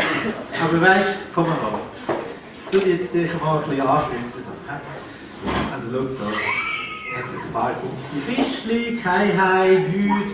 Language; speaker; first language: German; native; German